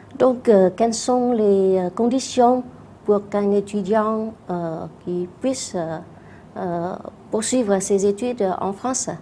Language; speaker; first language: French; non-native, fluent; Vietnamese